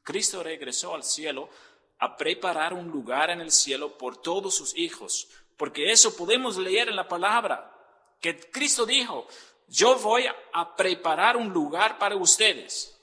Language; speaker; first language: Spanish; non-native, fluent; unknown